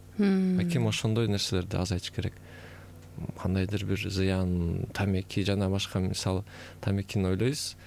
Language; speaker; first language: Kyrgyz; native; Kyrgyz